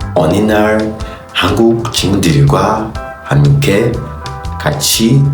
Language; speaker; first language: Korean; non-native, learner; Kinyarwanda